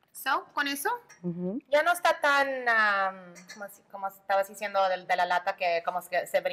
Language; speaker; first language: Spanish; early bilingual, heritage; Spanish